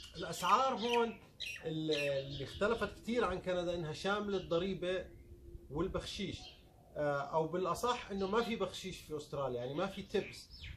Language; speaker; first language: Arabic; native; Arabic